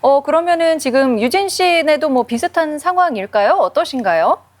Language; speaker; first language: Korean; native; Korean